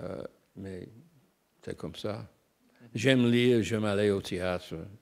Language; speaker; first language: French; non-native, fluent; English